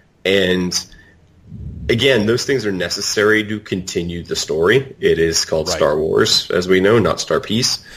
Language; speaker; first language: English; native; English